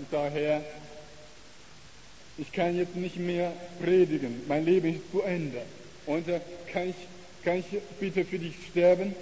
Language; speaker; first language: German; non-native, learner; Chinese